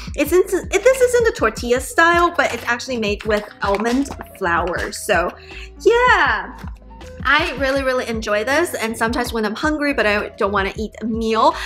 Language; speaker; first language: English; non-native, fluent; Chinese